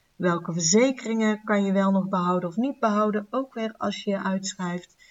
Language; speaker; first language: Dutch; native; Dutch